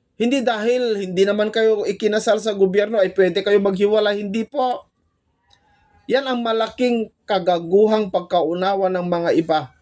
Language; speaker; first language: Filipino; non-native, local second language; Iloko